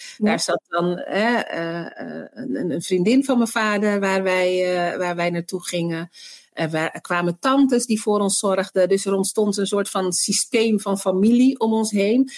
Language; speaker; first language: Dutch; early bilingual, other home language; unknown